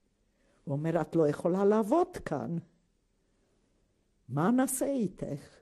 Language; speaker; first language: Hebrew; non-native, fluent; Hungarian